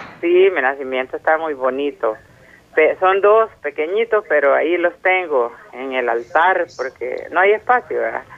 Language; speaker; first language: Spanish; native; Spanish